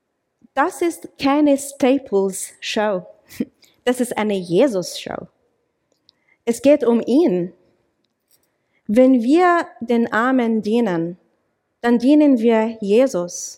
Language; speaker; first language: German; non-native, fluent; English